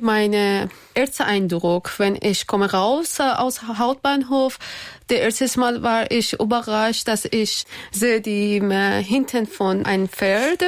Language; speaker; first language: German; non-native, learner; Persian